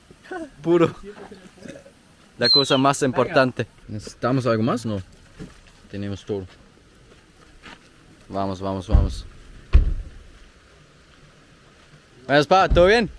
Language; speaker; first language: Spanish; non-native, learner; German